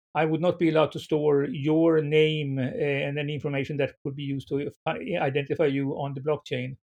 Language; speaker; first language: English; non-native, fluent; Swedish